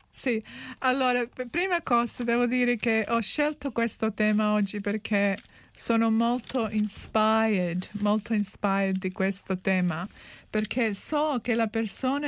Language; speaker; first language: Italian; early bilingual, heritage; Italian